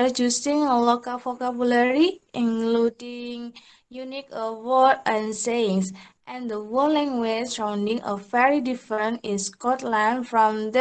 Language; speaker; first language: English; non-native, learner; Indonesian